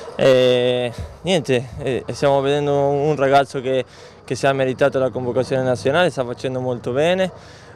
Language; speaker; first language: Italian; non-native, fluent; Spanish